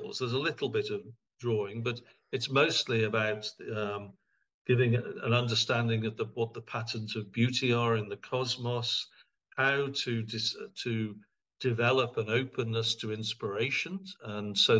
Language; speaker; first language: English; native; English